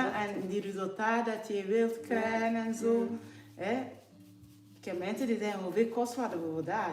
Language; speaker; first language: Dutch; non-native, fluent; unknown